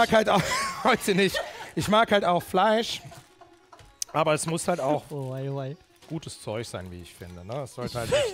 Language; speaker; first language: German; native; German